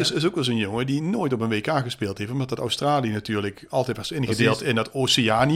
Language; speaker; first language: Dutch; native; Dutch